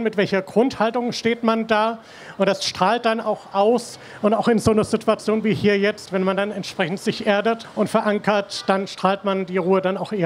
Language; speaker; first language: German; native; German